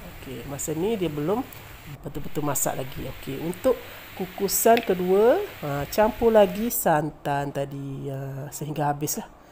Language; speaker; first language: Malay; native; Malay